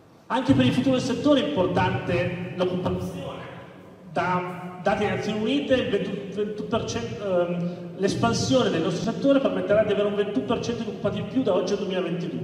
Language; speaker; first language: Italian; native; Italian